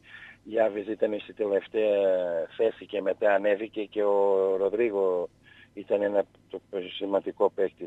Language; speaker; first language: Greek; non-native, learner; Portuguese